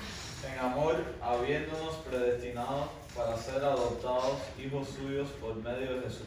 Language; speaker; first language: Spanish; early bilingual, heritage; Spanish